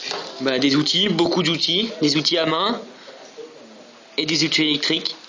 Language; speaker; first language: French; native; French